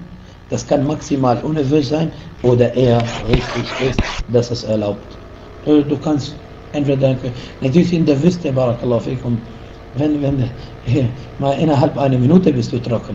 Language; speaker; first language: German; non-native, fluent; Arabic